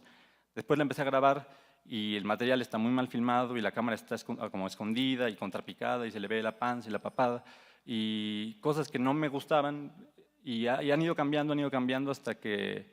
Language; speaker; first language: Spanish; native; Spanish